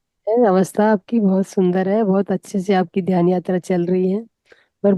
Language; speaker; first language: Hindi; native; Hindi